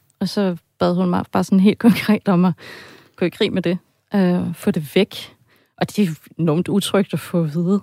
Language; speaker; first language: Danish; early bilingual, heritage; Danish